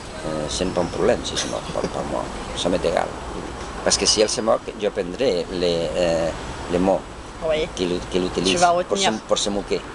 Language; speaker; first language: French; non-native, learner; Spanish